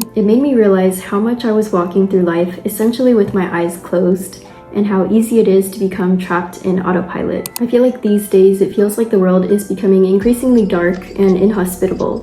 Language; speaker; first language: English; native; English